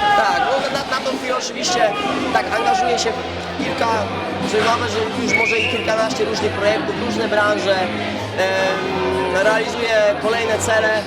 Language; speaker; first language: Polish; native; Polish